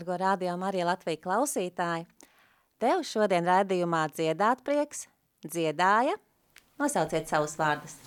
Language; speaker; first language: Latvian; native; Latvian